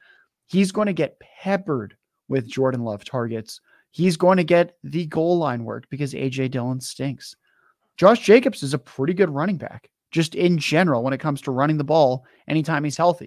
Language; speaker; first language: English; native; English